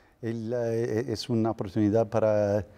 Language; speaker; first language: Spanish; non-native, learner; English